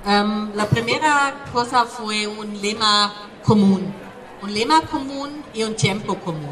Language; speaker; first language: Spanish; non-native, learner; German